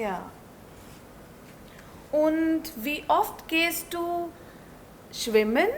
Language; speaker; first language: German; non-native, learner; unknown